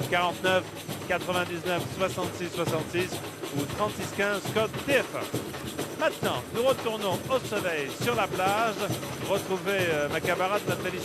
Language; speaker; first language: French; native; French